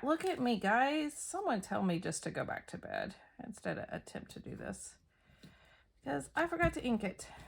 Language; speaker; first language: English; native; English